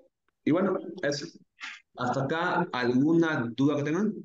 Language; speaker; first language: Spanish; native; Spanish